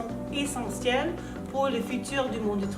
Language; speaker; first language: French; non-native, local second language; English